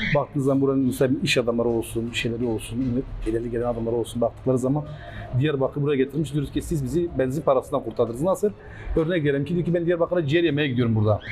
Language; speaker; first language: Turkish; native; Turkish